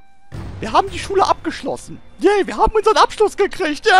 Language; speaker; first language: German; native; German